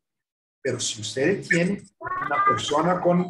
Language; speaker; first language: Spanish; non-native, learner; Portuguese